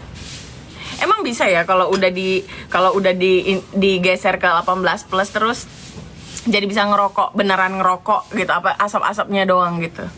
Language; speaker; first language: Indonesian; native; Indonesian